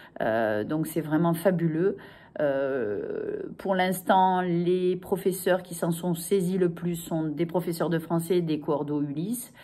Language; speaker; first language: French; native; French